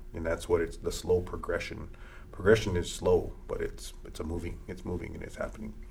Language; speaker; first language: English; early bilingual, other home language; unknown